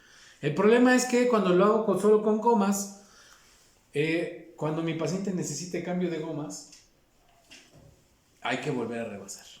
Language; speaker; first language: Spanish; native; Spanish